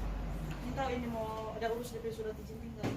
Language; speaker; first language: Indonesian; native; Indonesian